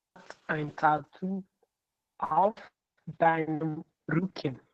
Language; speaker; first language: German; non-native, learner; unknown